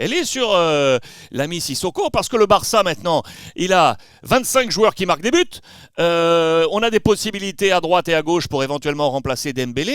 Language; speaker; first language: French; native; French